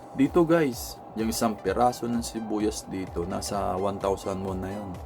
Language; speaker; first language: Filipino; non-native, local second language; Iloko